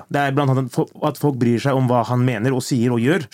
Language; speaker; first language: Norwegian; early bilingual, other home language; Turkish